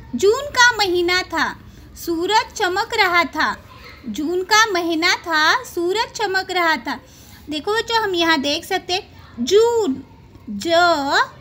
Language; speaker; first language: Hindi; non-native, local second language; Marathi